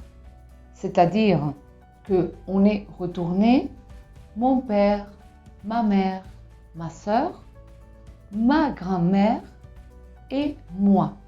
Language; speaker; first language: French; non-native, fluent; Spanish